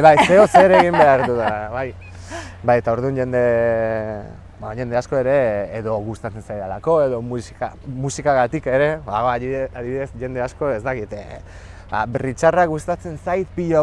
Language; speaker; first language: Basque; non-native, fluent; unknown